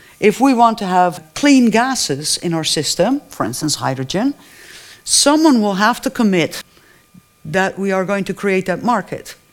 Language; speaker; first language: English; non-native, fluent; Dutch